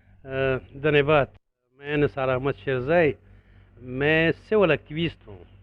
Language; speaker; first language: Hindi; non-native, learner; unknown